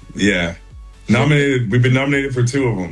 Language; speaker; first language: English; native; English